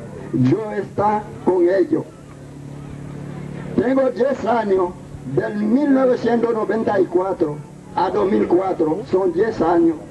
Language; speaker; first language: Spanish; non-native, learner; Haitian Creole